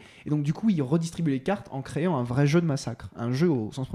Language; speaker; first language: French; native; French